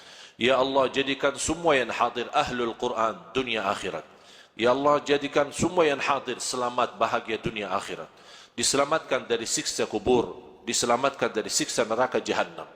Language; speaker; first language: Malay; non-native, fluent; Arabic